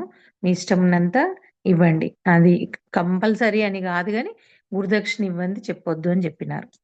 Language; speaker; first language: Telugu; native; Telugu